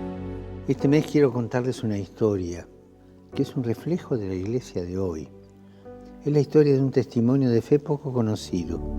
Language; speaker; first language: Spanish; native; Spanish